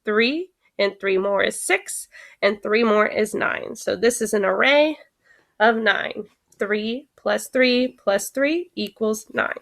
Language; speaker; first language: English; native; English